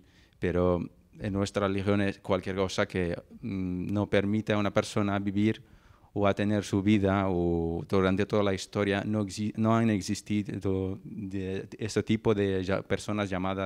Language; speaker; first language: Spanish; non-native, fluent; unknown